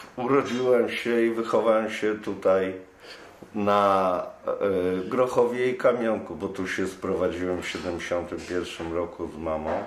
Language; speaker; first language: Polish; native; Polish